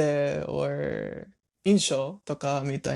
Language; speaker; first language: Japanese; non-native, learner; English